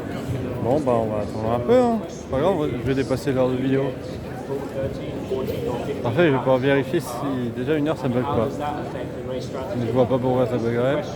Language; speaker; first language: French; native; French